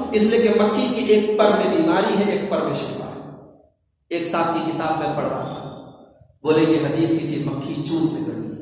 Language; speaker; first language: Urdu; native; Urdu